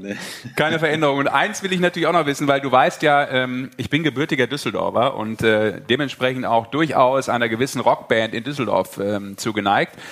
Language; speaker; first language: German; native; German